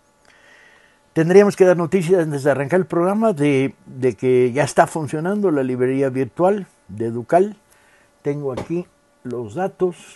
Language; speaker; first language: Spanish; native; Spanish